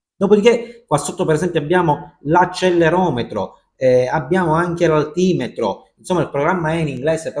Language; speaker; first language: Italian; native; Italian